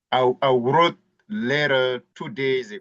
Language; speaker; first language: English; non-native, learner; French